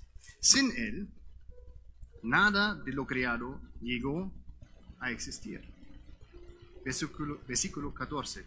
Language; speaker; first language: Spanish; non-native, fluent; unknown